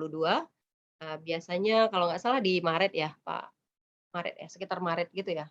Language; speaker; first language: Indonesian; native; Indonesian